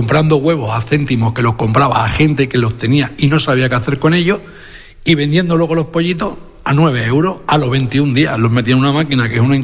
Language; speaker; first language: Spanish; native; Spanish